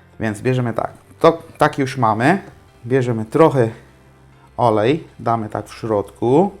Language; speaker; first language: Polish; non-native, fluent; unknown